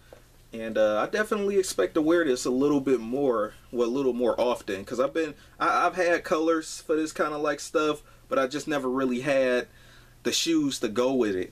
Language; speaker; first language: English; native; English